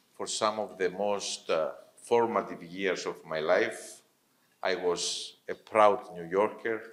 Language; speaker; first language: English; non-native, fluent; Greek